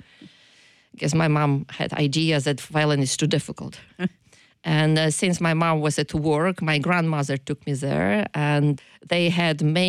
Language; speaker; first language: English; non-native, fluent; Ukrainian